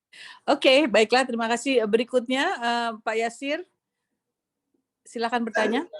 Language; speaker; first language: Indonesian; native; Indonesian